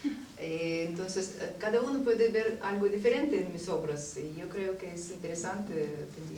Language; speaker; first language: Spanish; non-native, fluent; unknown